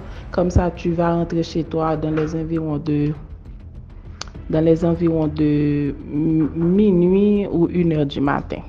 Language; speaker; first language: French; non-native, local second language; Haitian Creole